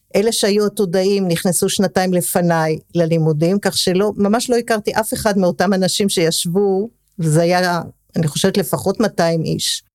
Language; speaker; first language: Hebrew; early bilingual, other home language; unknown